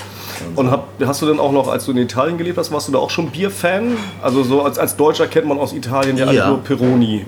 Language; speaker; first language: German; native; German